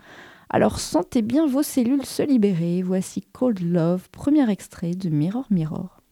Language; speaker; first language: French; native; French